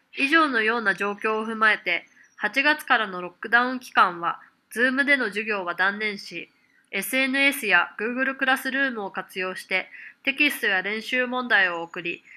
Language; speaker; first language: Japanese; native; Japanese